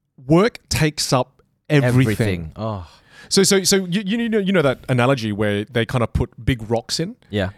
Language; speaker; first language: English; native; English